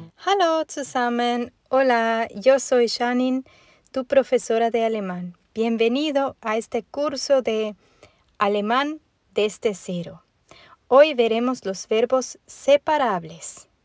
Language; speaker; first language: Spanish; non-native, fluent; German